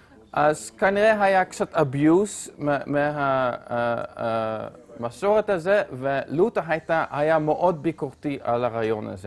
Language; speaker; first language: Hebrew; non-native, fluent; Dutch